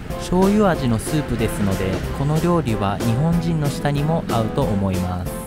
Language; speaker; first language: Japanese; native; Japanese